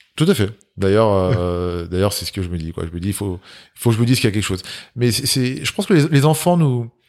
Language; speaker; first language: French; native; French